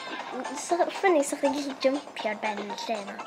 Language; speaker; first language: Welsh; native; Welsh